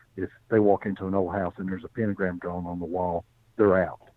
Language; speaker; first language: English; native; English